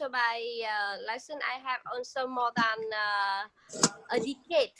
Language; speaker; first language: English; non-native, learner; Vietnamese